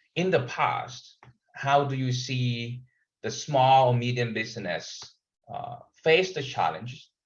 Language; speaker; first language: English; non-native, fluent; Thai